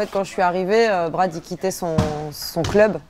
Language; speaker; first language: French; native; French